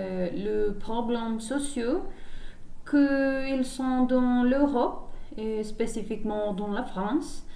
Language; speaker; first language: French; non-native, learner; Spanish